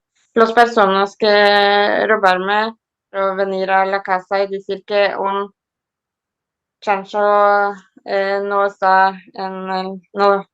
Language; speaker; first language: Spanish; early bilingual, heritage; Norwegian